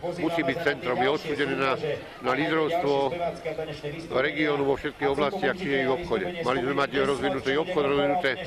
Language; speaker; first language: Slovak; native; Slovak